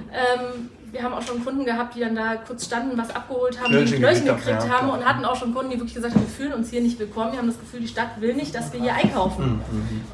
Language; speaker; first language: German; native; German